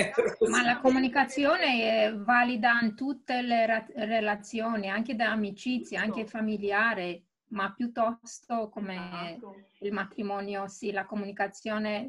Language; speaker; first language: Italian; non-native, fluent; Romanian